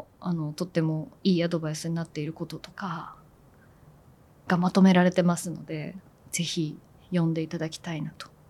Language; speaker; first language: Japanese; native; Japanese